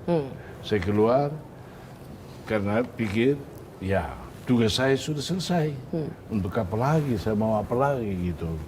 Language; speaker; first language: Indonesian; non-native, fluent; Tetum